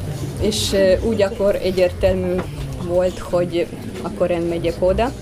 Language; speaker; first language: Hungarian; non-native, fluent; Russian